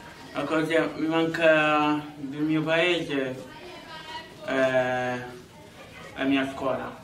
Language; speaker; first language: Italian; early bilingual, other home language; Lingala